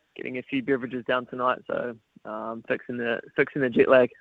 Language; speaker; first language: English; native; English